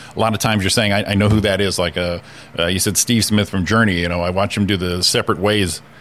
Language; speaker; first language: English; native; English